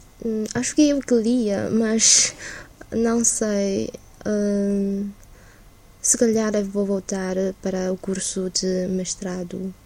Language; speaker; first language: Portuguese; non-native, learner; Chinese